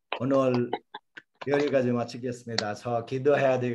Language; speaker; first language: Korean; non-native, fluent; Bangla